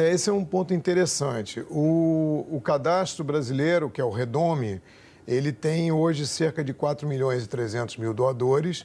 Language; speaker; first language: Portuguese; native; Portuguese